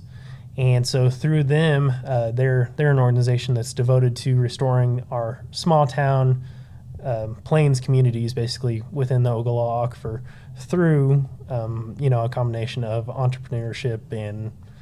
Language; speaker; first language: English; native; English